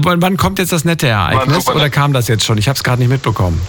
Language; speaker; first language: German; native; German